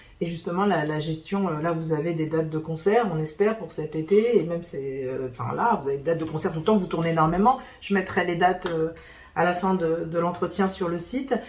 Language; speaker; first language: French; native; French